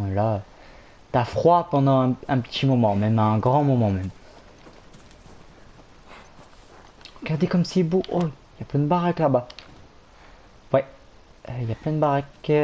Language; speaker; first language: French; native; French